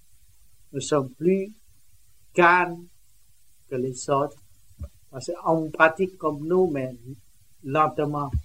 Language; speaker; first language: French; non-native, learner; Vietnamese